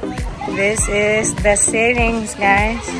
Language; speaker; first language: English; non-native, local second language; Filipino